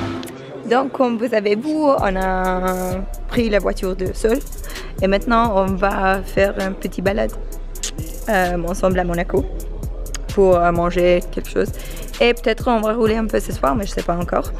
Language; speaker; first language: French; non-native, learner; English